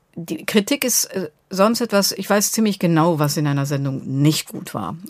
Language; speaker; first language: German; native; German